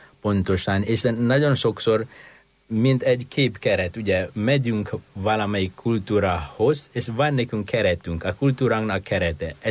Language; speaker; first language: Hungarian; non-native, fluent; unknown